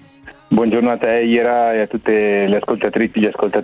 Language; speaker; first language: Italian; native; Italian